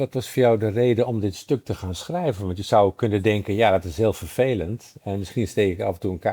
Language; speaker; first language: Dutch; native; Dutch